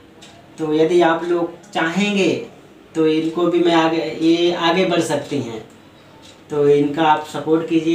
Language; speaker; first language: Hindi; native; Hindi